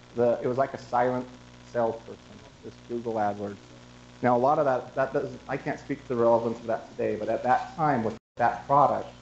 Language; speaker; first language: English; native; English